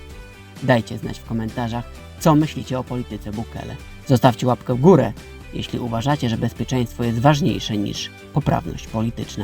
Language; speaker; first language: Polish; native; Polish